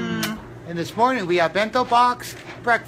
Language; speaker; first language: English; native; English